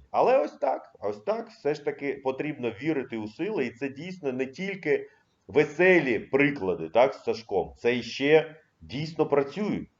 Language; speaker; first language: Ukrainian; native; Ukrainian